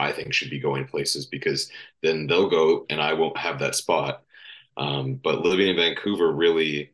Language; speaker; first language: English; native; English